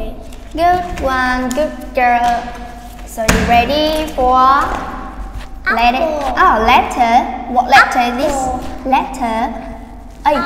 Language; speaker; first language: English; non-native, fluent; Vietnamese